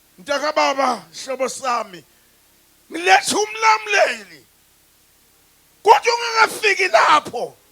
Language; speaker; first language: Zulu; non-native, local second language; Swati